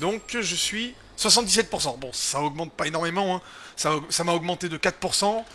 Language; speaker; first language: French; native; French